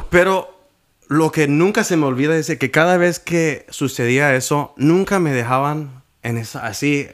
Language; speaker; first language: Spanish; early bilingual, heritage; Spanish